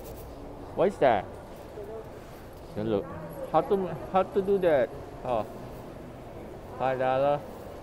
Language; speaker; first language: English; non-native, learner; Indonesian